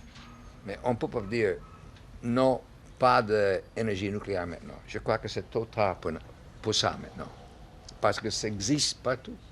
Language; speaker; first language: French; non-native, learner; English